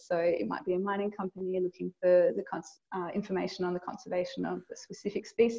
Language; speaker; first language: English; native; English